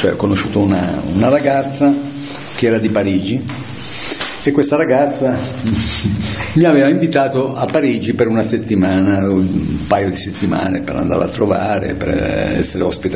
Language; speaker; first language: Italian; native; Italian